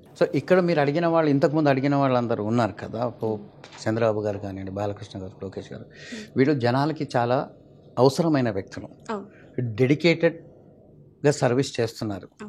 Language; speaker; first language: Telugu; non-native, fluent; Malayalam